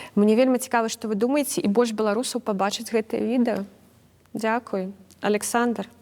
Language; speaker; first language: Belarusian; non-native, local second language; Russian